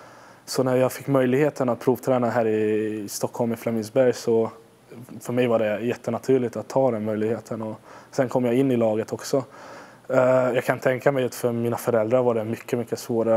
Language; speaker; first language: Swedish; non-native, fluent; Hungarian